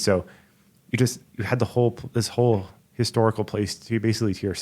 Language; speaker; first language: English; native; English